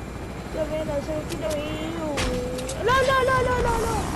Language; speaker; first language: Arabic; native; Arabic